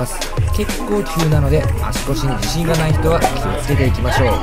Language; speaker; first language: Japanese; native; Japanese